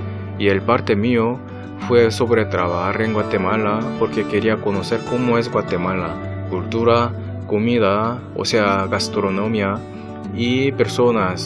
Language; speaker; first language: Spanish; non-native, learner; Korean